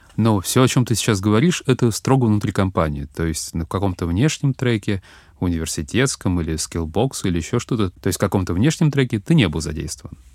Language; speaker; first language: Russian; native; Russian